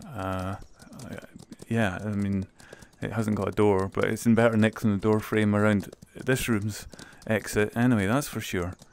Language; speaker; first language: English; native; English